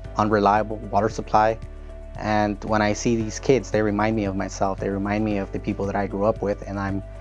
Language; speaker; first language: English; native; English